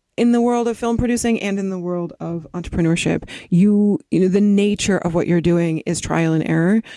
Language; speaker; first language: English; native; English